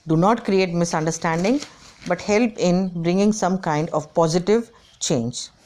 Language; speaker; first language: English; non-native, local second language; Gujarati